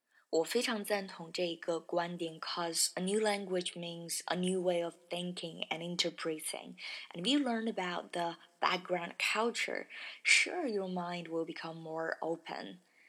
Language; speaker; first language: English; non-native, fluent; Chinese